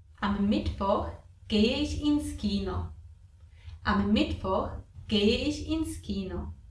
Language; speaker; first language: German; non-native, fluent; Polish